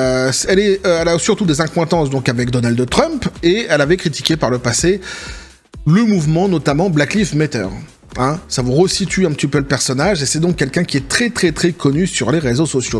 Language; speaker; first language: French; native; French